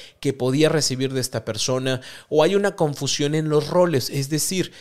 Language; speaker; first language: Spanish; native; Spanish